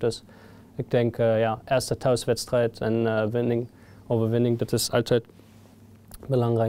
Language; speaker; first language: Dutch; non-native, fluent; German